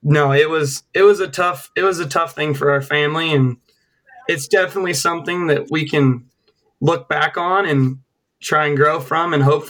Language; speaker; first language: English; native; English